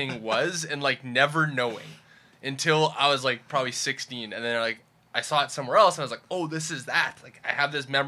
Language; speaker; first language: English; native; English